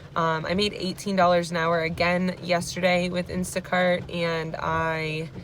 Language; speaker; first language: English; native; English